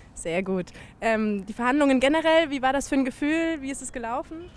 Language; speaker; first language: German; native; German